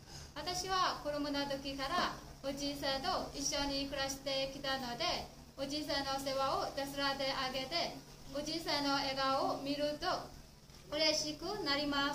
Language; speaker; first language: Japanese; non-native, learner; Vietnamese